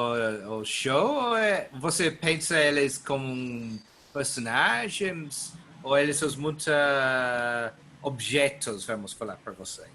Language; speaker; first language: Portuguese; non-native, learner; English